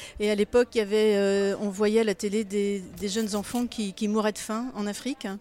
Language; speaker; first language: French; native; French